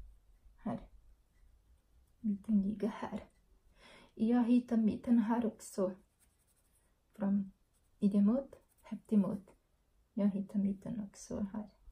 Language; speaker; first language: Swedish; non-native, learner; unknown